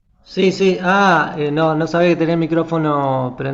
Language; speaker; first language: Spanish; native; Spanish